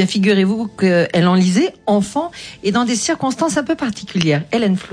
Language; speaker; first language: French; native; French